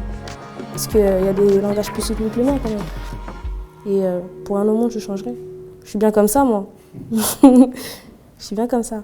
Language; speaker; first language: French; early bilingual, other home language; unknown